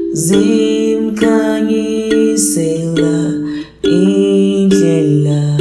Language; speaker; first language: Portuguese; non-native, fluent; Zulu